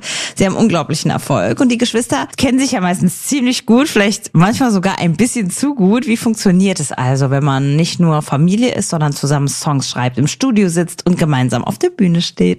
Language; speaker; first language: German; native; German